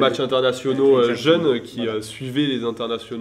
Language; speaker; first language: French; native; French